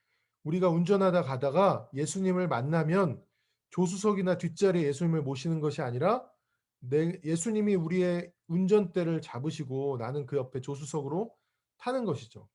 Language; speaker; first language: Korean; native; Korean